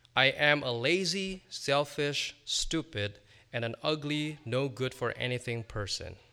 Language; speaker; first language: English; non-native, fluent; Indonesian